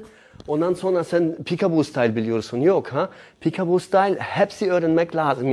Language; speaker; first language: Turkish; non-native, learner; Polish